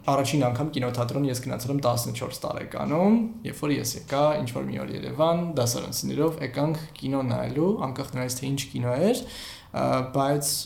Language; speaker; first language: Armenian; native; Armenian